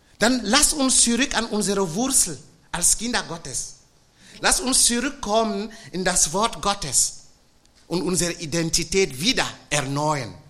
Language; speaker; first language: German; non-native, fluent; French